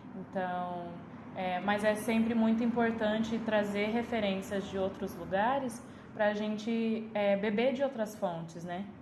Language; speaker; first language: Portuguese; early bilingual, heritage; Portuguese